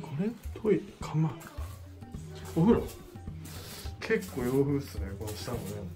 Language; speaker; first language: Japanese; native; Japanese